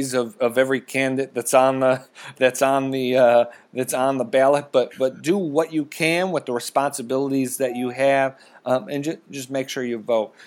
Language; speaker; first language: English; native; English